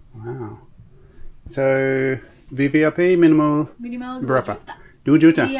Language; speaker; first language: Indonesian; non-native, learner; English